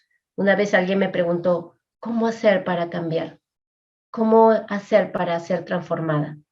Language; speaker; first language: Spanish; native; Spanish